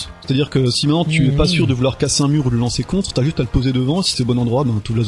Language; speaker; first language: French; native; French